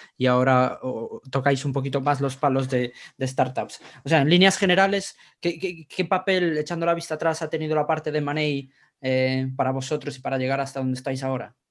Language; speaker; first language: Spanish; native; Spanish